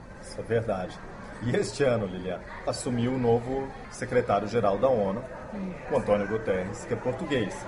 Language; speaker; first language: Portuguese; native; Portuguese